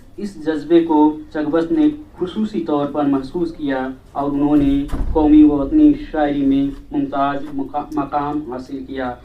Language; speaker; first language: Urdu; non-native, local second language; Hindi